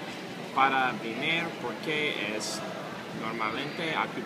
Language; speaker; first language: Spanish; non-native, learner; English